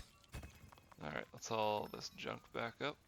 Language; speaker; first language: English; native; English